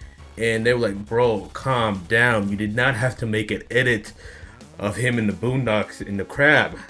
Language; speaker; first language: English; native; English